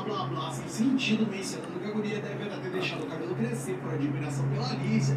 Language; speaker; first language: Portuguese; native; Portuguese